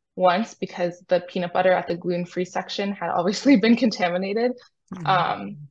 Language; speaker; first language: English; native; English